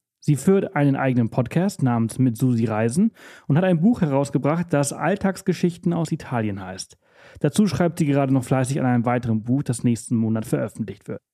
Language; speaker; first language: German; native; German